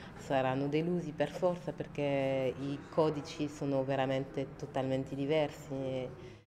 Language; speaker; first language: Italian; non-native, fluent; French